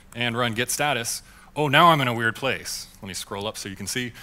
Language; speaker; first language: English; native; English